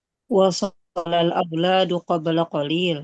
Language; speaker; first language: Arabic; non-native, learner; Indonesian